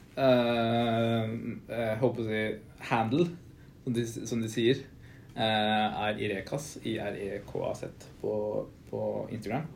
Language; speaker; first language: Norwegian; early bilingual, other home language; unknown